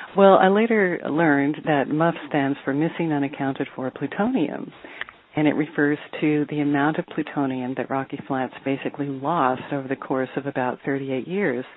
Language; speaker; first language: English; native; English